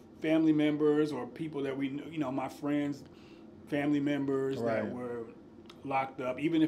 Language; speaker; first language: English; native; English